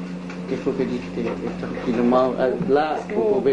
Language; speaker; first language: French; non-native, local second language; Vietnamese